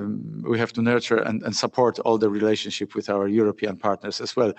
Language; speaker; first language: English; non-native, fluent; Polish